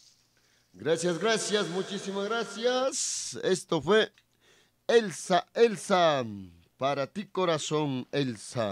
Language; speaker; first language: Spanish; native; Spanish